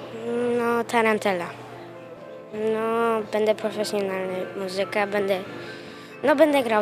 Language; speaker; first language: Polish; early bilingual, heritage; Polish